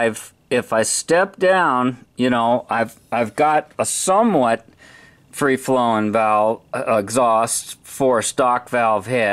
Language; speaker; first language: English; native; English